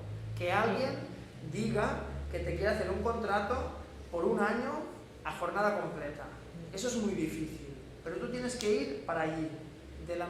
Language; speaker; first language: Spanish; native; Spanish